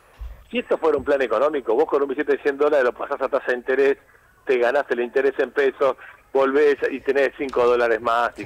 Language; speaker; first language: Spanish; native; Spanish